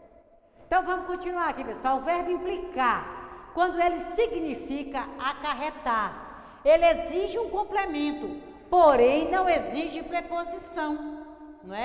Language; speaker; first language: Portuguese; native; Portuguese